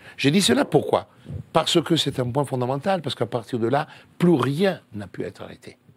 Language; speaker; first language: French; non-native, fluent; Italian